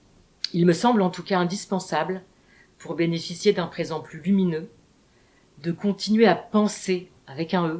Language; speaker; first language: French; native; French